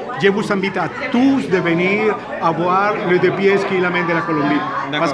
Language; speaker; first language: French; non-native, fluent; Spanish